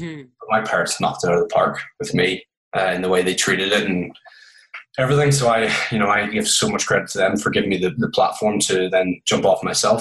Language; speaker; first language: English; native; English